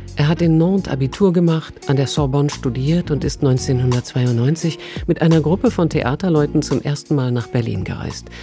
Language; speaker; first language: German; native; German